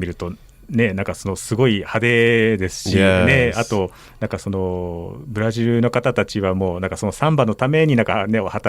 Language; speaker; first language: Japanese; native; Japanese